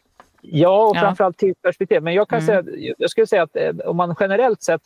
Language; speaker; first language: Swedish; native; Swedish